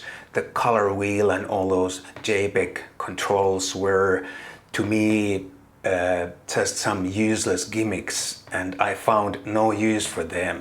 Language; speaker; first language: English; non-native, fluent; Finnish